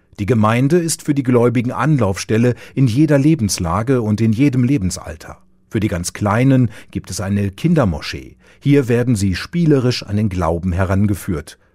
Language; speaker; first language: German; native; German